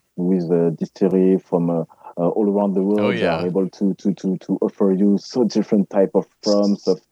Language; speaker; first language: English; non-native, fluent; French